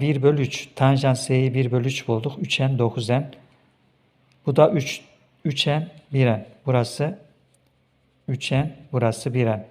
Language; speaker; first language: Turkish; native; Turkish